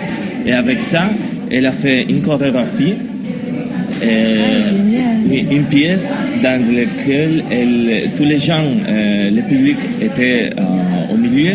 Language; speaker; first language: French; non-native, learner; Spanish